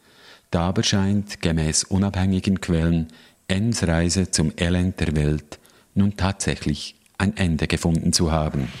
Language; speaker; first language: German; native; German